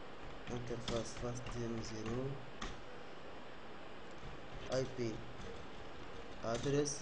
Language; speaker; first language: Arabic; native; Arabic